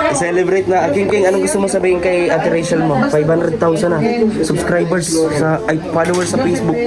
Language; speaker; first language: Filipino; non-native, local second language; Cebuano